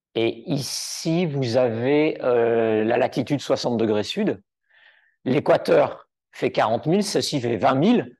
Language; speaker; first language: French; native; French